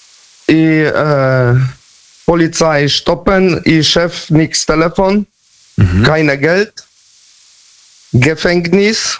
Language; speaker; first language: German; non-native, learner; Polish